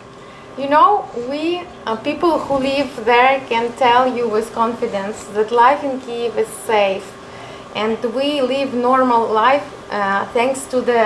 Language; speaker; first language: English; non-native, fluent; Ukrainian